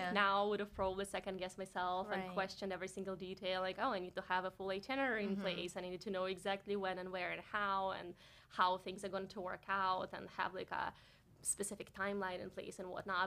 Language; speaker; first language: English; non-native, fluent; Russian